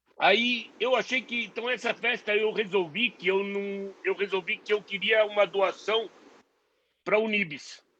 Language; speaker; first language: Portuguese; non-native, fluent; Hebrew